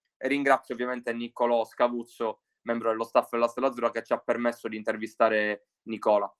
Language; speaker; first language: Italian; native; Italian